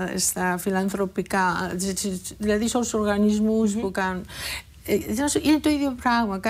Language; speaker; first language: Greek; native; Greek